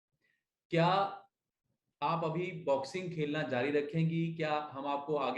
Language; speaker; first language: Hindi; native; Hindi